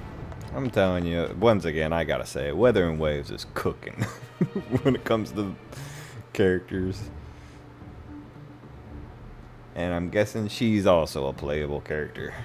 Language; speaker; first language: English; native; English